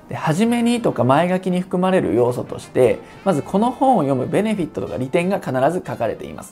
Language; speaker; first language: Japanese; native; Japanese